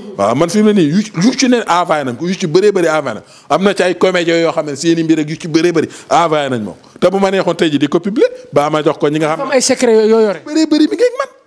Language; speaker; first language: Wolof; native; Wolof